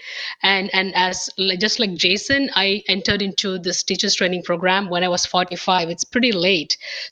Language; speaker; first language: English; non-native, local second language; Tamil